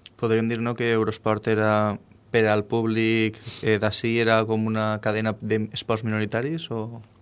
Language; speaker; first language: Catalan; native; Catalan